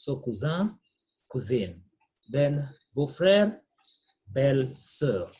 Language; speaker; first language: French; non-native, fluent; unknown